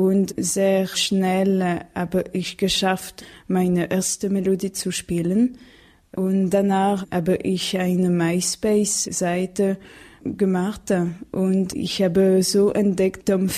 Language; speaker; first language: German; non-native, learner; French